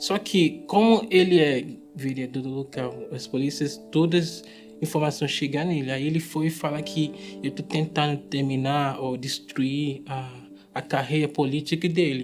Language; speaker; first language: Portuguese; non-native, fluent; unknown